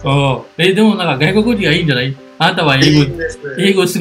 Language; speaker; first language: Japanese; non-native, learner; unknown